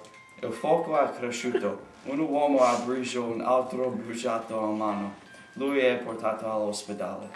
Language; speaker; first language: Italian; non-native, learner; English